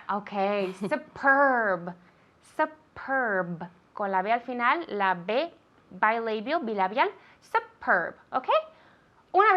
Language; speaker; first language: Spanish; non-native, fluent; English